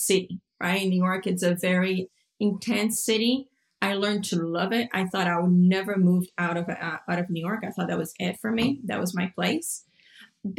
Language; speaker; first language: English; non-native, fluent; Portuguese